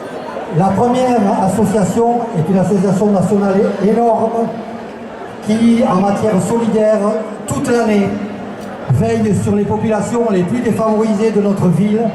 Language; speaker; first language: French; native; French